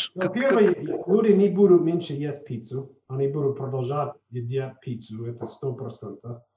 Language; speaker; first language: Russian; non-native, fluent; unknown